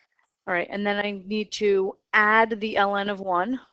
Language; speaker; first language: English; native; English